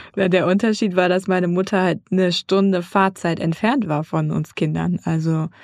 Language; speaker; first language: German; native; German